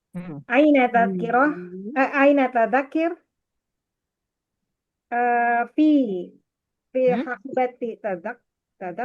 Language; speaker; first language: Arabic; non-native, learner; Indonesian